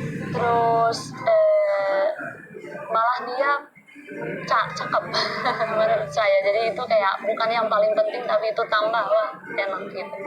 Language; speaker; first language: Indonesian; non-native, fluent; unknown